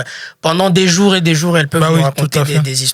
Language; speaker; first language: French; native; French